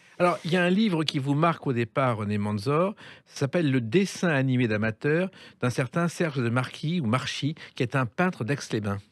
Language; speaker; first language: French; native; French